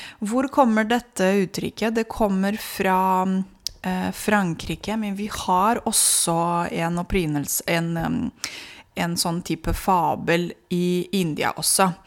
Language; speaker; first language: Norwegian; non-native, fluent; Romanian